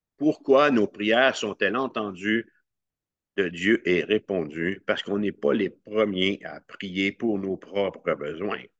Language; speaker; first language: French; native; French